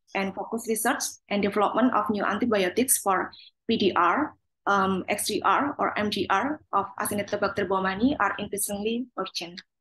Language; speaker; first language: English; non-native, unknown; Indonesian